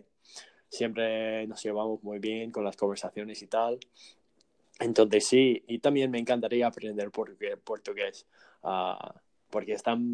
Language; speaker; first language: Spanish; non-native, fluent; English